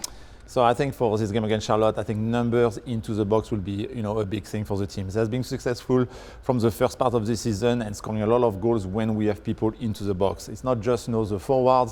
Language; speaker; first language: English; non-native, fluent; French